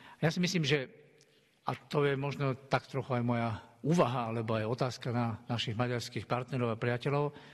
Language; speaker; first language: Slovak; native; Slovak